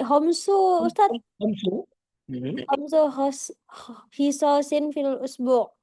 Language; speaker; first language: Arabic; non-native, learner; Indonesian